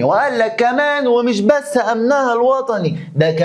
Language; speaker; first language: Arabic; native; Arabic